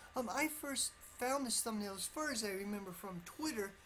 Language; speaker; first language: English; native; English